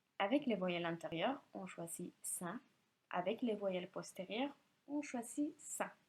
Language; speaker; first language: French; non-native, fluent; Finnish